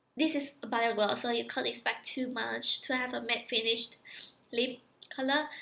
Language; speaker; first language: English; non-native, fluent; Indonesian